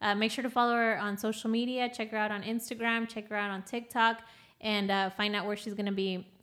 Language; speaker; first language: English; early bilingual, other home language; Spanish